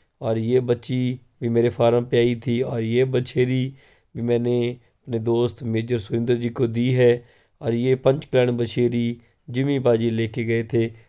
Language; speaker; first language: Hindi; non-native, local second language; Punjabi